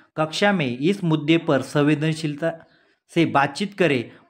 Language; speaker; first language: Hindi; non-native, local second language; Marathi